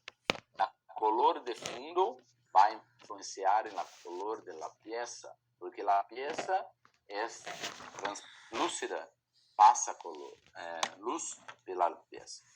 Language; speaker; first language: Spanish; non-native, fluent; Portuguese